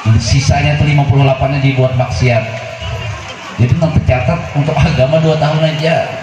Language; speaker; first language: Indonesian; native; Indonesian